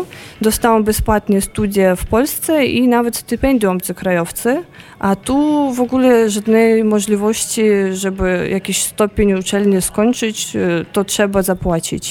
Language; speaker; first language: Polish; non-native, fluent; Russian